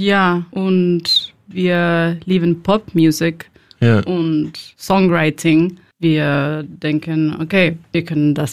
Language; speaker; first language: German; non-native, learner; Spanish